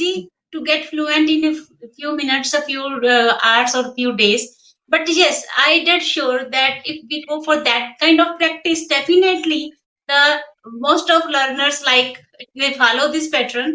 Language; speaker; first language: English; non-native, local second language; Hindi